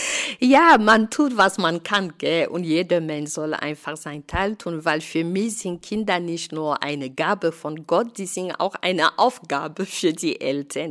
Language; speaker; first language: German; non-native, fluent; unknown